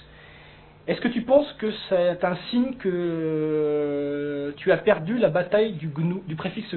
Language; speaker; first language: French; native; French